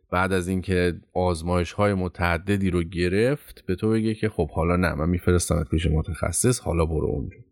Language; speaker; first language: Persian; native; Persian